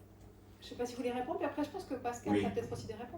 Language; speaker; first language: French; native; French